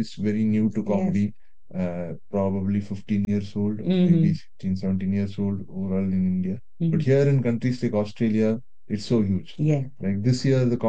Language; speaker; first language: English; non-native, local second language; Tamil